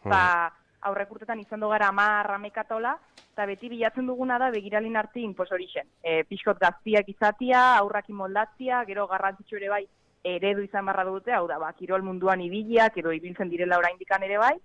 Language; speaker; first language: Basque; native; Basque